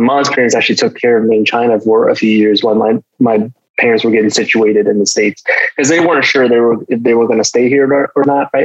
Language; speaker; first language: English; early bilingual, other home language; Chinese